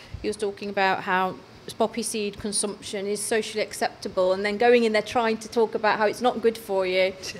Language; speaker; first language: English; early bilingual, other home language; Hindi